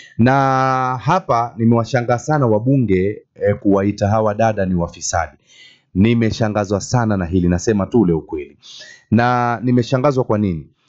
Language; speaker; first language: Swahili; native; Swahili